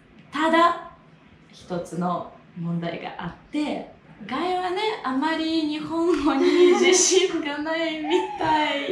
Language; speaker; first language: Japanese; non-native, fluent; Russian